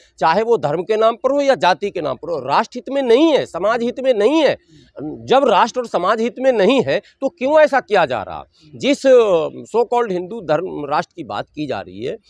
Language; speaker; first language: Hindi; native; Hindi